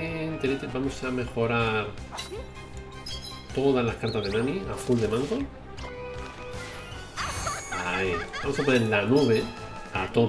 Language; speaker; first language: Spanish; native; Spanish